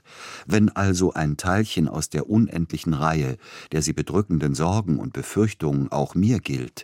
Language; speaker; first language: German; native; German